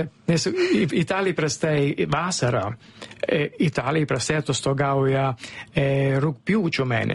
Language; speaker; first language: Lithuanian; non-native, fluent; Italian